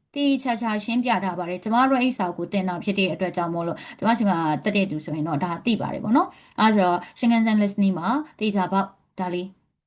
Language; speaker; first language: Burmese; native; Burmese